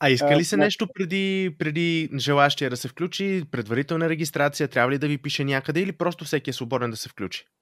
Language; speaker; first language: Bulgarian; native; Bulgarian